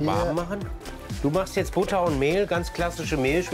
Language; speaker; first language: German; native; German